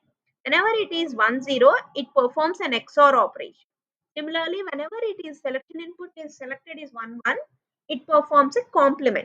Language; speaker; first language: English; non-native, local second language; Telugu